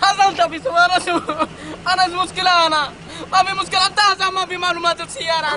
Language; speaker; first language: Arabic; non-native, learner; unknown